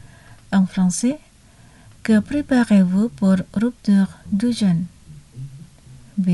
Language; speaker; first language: French; non-native, fluent; Indonesian